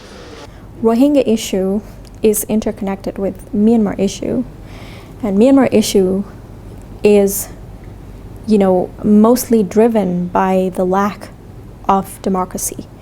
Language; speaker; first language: English; non-native, fluent; Rohingya